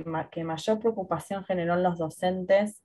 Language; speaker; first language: Spanish; native; Spanish